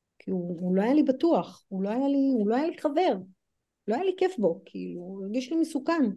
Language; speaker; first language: Hebrew; non-native, fluent; English